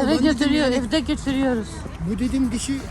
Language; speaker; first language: Turkish; non-native, learner; Russian